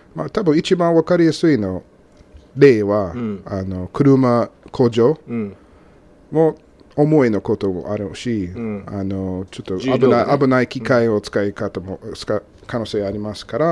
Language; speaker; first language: Japanese; non-native, learner; English